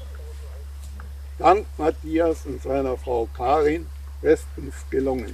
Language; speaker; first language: German; native; German